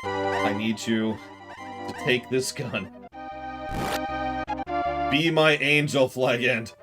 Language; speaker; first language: English; native; English